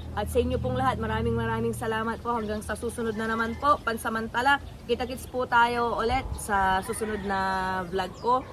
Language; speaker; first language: Filipino; native; Filipino